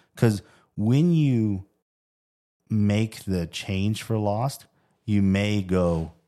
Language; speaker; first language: English; native; English